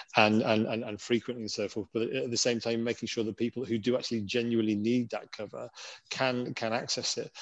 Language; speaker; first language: English; native; English